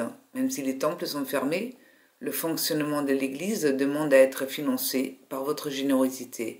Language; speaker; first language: French; native; French